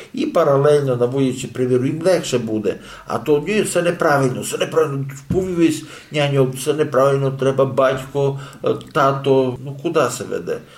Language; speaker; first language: Ukrainian; non-native, local second language; Rusyn